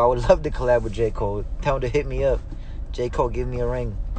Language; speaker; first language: English; early bilingual, other home language; Korean